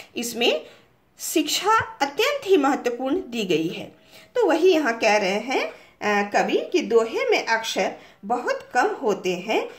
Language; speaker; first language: Hindi; native; Hindi